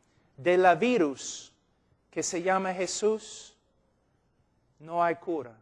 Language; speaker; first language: Spanish; non-native, fluent; English